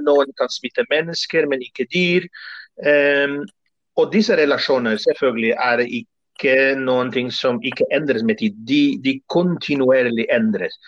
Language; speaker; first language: Norwegian; non-native, fluent; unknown